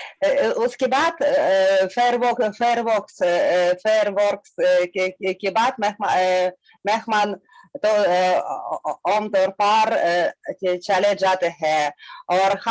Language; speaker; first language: Hindi; non-native, learner; Russian